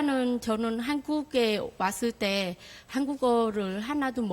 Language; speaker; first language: Korean; non-native, fluent; Vietnamese